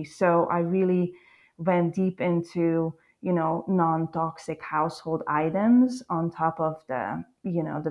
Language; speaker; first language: English; non-native, fluent; Hungarian